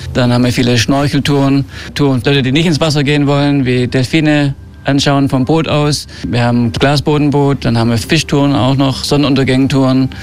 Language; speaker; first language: German; early bilingual, heritage; German